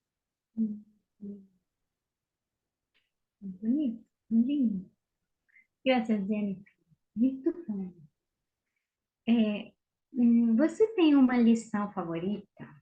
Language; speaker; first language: Portuguese; non-native, fluent; Spanish